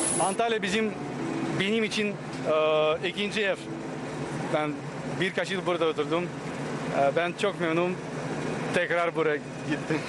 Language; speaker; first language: Turkish; non-native, learner; Russian